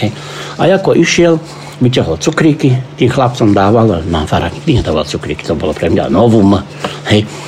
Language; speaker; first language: Slovak; early bilingual, heritage; Slovak